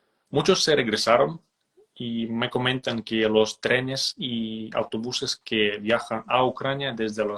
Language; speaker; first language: Spanish; non-native, fluent; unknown